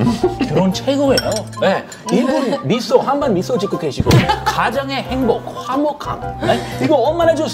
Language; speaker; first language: Korean; non-native, fluent; English